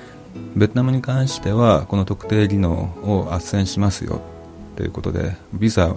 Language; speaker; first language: Japanese; native; Japanese